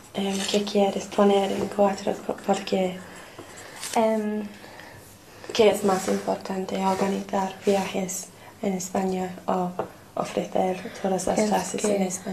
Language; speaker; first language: Spanish; non-native, fluent; English